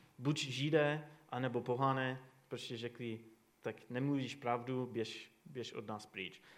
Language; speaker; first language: Czech; non-native, fluent; English